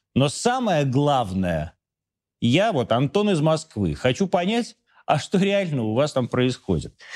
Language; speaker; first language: Russian; native; Russian